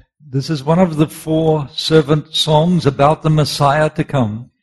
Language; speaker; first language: English; native; English